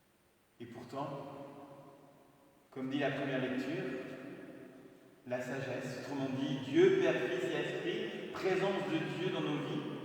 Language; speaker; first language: French; native; French